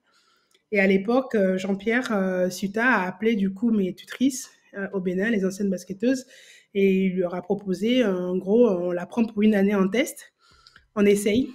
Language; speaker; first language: French; native; French